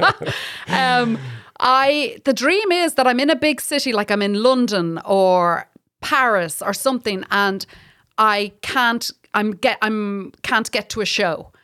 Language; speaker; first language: English; native; English